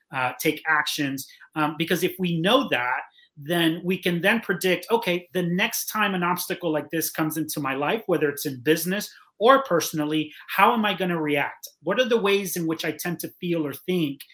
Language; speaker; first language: English; native; English